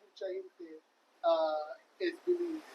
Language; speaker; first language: Spanish; non-native, learner; English